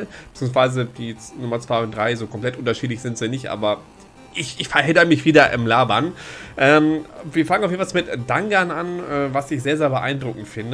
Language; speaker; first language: German; native; German